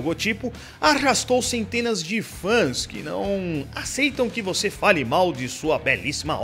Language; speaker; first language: Portuguese; native; Portuguese